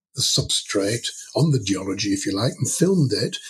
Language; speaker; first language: English; native; English